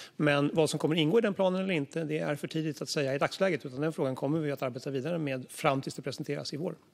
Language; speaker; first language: Swedish; native; Swedish